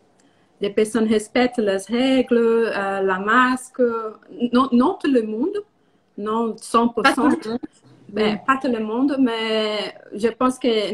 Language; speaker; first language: French; non-native, learner; Portuguese